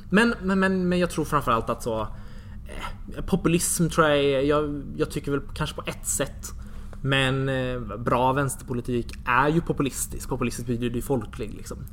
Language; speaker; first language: Swedish; native; Swedish